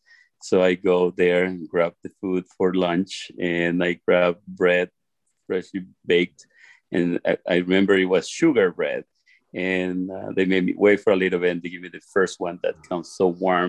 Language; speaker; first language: English; non-native, fluent; Spanish